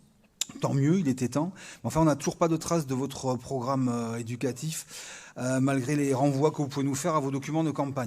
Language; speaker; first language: French; native; French